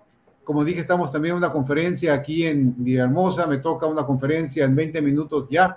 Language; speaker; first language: Spanish; native; Spanish